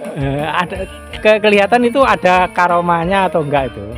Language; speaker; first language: Indonesian; non-native, local second language; Javanese